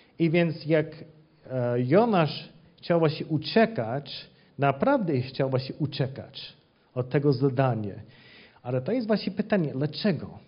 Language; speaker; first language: Polish; non-native, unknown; English